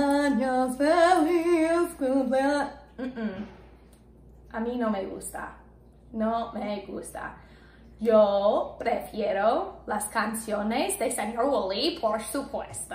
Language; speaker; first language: Spanish; non-native, fluent; English